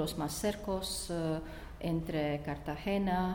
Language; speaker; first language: Spanish; non-native, learner; Latvian